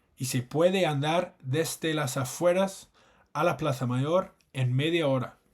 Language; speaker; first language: Spanish; non-native, fluent; English